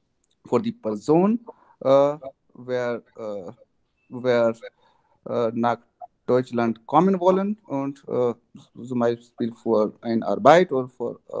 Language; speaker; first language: German; non-native, learner; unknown